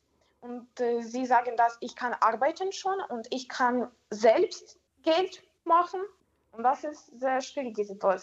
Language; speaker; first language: German; non-native, learner; Ukrainian